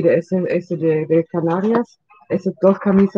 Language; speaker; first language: Spanish; non-native, learner; German